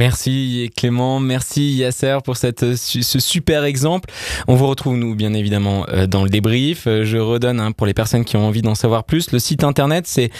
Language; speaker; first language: French; native; French